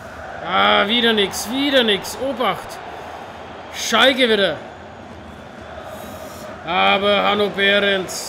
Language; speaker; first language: German; native; German